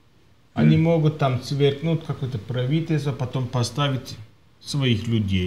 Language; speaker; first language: Russian; non-native, fluent; Turkish